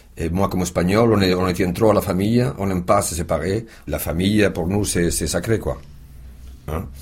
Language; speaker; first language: French; non-native, fluent; Spanish